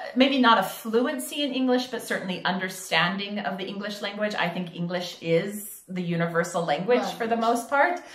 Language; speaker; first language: English; native; English